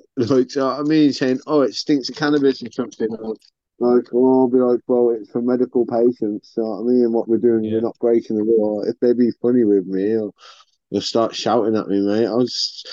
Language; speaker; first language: English; early bilingual, other home language; Spanish